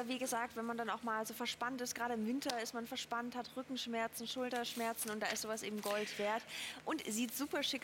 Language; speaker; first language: German; native; German